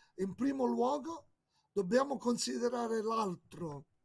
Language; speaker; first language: Italian; native; Italian